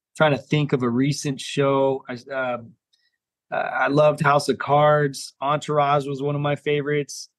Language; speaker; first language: English; native; English